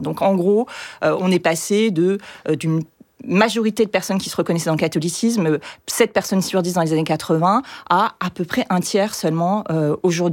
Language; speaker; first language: French; native; French